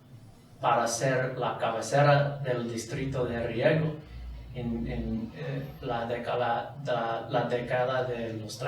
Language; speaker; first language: Spanish; non-native, fluent; English